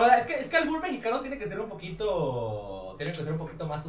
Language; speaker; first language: Spanish; native; Spanish